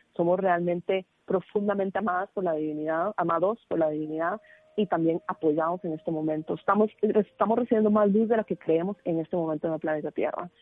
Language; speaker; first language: Spanish; native; Spanish